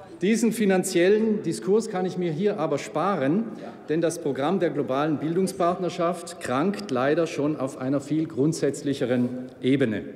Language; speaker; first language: German; native; German